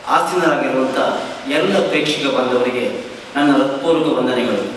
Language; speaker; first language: Kannada; native; Kannada